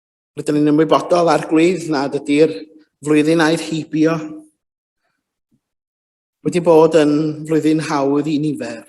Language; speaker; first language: Welsh; native; Welsh